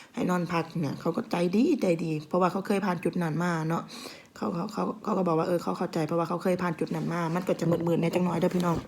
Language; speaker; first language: Thai; native; Thai